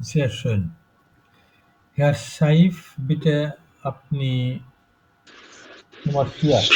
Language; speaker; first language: German; non-native, fluent; Bangla